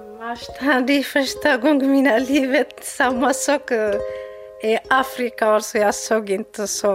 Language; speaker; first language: Swedish; non-native, learner; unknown